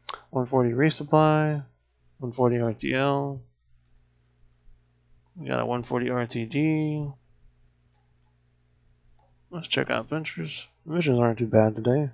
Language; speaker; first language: English; native; English